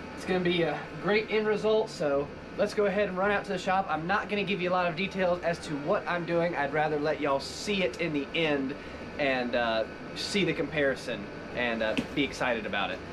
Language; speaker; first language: English; native; English